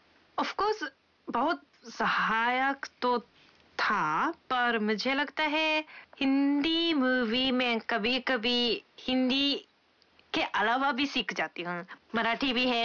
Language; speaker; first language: Hindi; non-native, fluent; Japanese